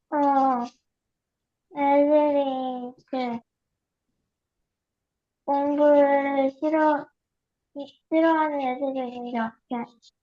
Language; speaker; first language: Korean; early bilingual, heritage; Korean